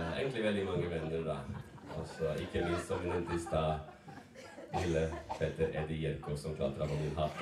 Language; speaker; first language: Norwegian; early bilingual, other home language; Serbian